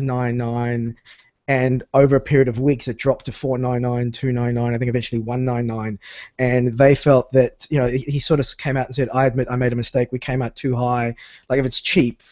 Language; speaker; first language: English; native; English